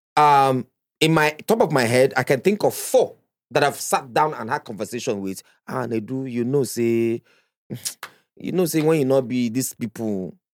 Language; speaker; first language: English; non-native, local second language; Igbo